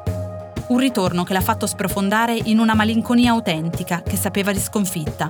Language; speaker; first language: Italian; native; Italian